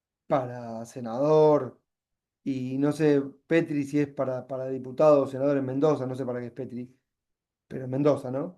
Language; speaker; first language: Spanish; native; Spanish